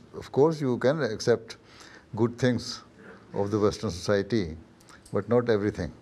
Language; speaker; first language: English; non-native, local second language; Urdu